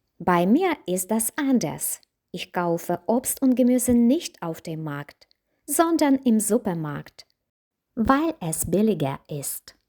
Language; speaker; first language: German; non-native, fluent; Ukrainian